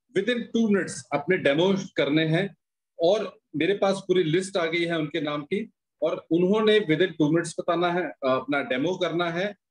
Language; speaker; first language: Hindi; native; Hindi